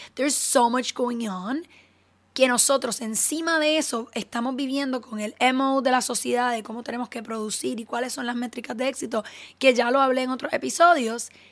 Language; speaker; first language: Spanish; native; Spanish